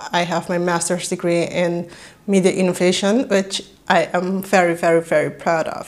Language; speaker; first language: English; non-native, fluent; Papiamento